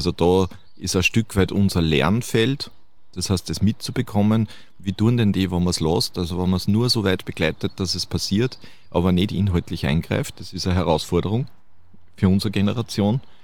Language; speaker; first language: German; native; German